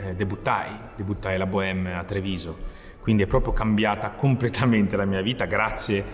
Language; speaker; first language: Italian; native; Italian